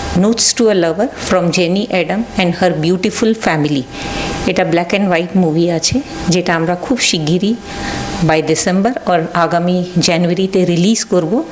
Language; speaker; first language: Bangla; non-native, local second language; Marwari